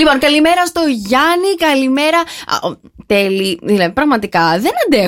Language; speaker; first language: Greek; native; Greek